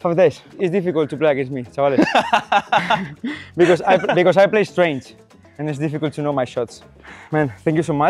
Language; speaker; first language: English; non-native, learner; Spanish